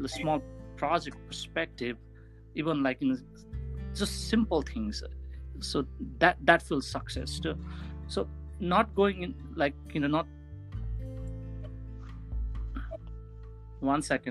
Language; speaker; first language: English; non-native, local second language; Nepali